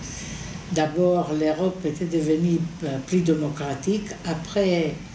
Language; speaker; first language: French; non-native, fluent; Greek